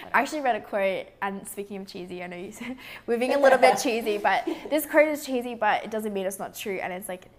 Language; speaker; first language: English; native; English